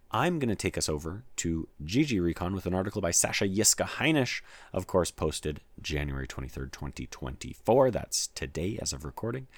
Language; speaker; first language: English; native; English